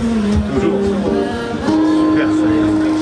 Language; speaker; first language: French; native; French